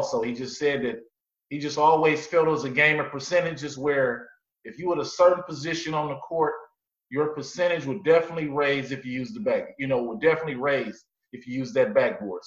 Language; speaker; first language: English; native; English